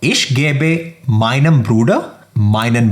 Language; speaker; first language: German; non-native, fluent; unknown